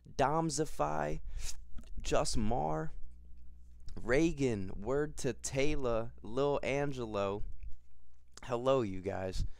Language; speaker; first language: English; native; English